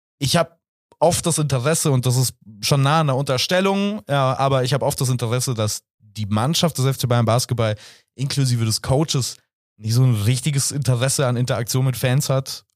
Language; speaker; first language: German; native; German